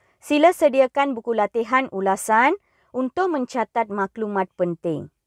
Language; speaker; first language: Malay; non-native, local second language; Tamil